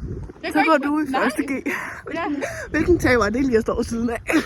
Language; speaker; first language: Danish; native; Danish